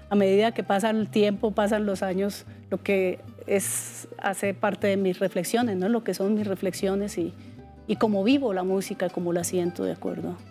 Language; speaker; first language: Spanish; native; Spanish